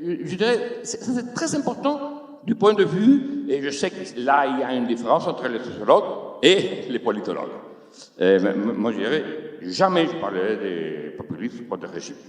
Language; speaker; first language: French; non-native, fluent; Spanish